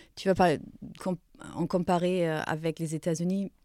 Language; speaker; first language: French; non-native, fluent; German